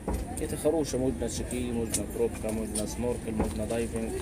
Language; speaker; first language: Russian; non-native, learner; Arabic